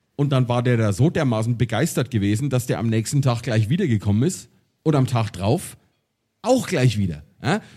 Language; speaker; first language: German; native; German